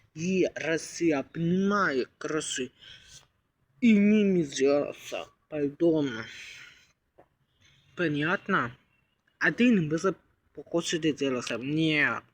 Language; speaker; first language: Russian; non-native, learner; Uzbek